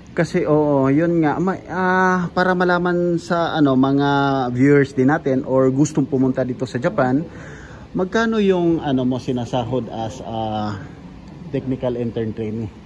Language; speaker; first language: Filipino; native; Filipino